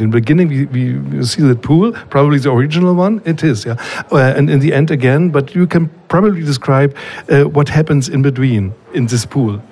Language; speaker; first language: English; non-native, fluent; German